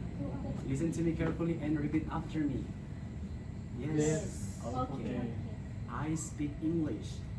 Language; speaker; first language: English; non-native, fluent; Indonesian